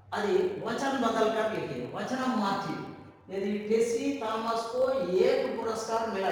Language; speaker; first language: Hindi; non-native, local second language; Telugu